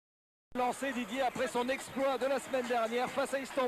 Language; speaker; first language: French; native; French